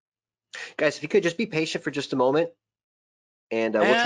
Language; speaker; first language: English; native; English